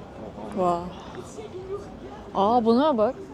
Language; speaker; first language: Turkish; non-native, learner; Russian